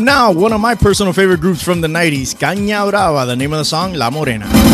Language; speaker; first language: English; native; English